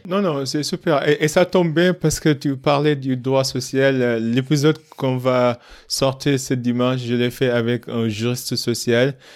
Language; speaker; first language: French; non-native, local second language; Wolof